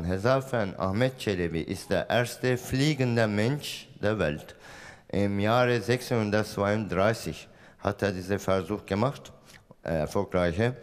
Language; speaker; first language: German; non-native, fluent; Turkish